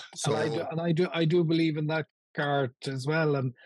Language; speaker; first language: English; native; English